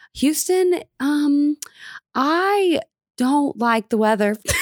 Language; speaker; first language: English; native; English